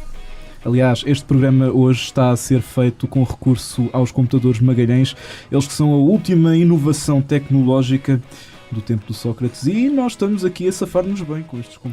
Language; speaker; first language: Portuguese; native; Portuguese